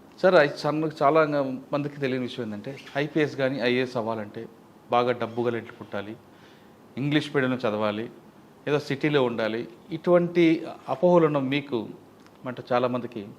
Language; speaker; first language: Telugu; native; Telugu